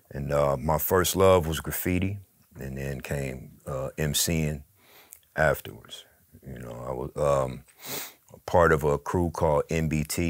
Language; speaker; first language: English; native; English